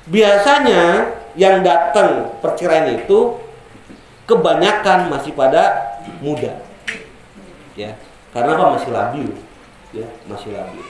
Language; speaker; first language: Indonesian; native; Indonesian